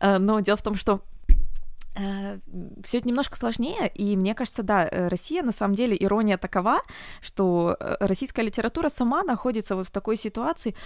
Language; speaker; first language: Russian; native; Russian